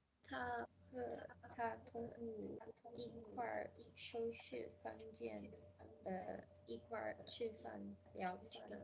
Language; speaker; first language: Chinese; non-native, learner; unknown